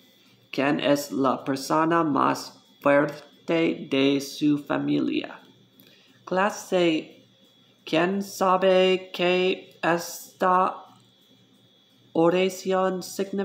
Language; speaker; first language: Spanish; non-native, learner; English